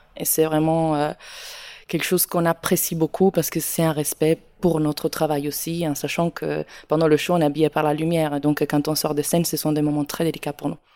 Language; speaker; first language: French; non-native, fluent; Italian